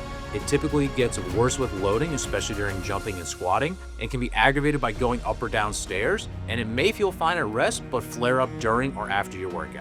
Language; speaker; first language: English; native; English